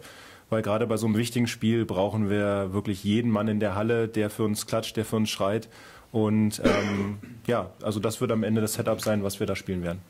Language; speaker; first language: German; native; German